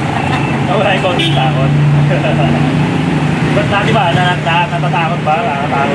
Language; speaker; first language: Filipino; native; Filipino